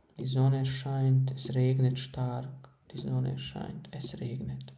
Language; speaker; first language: German; non-native, fluent; Croatian